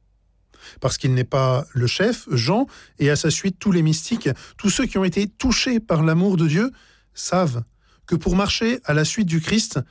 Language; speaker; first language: French; native; French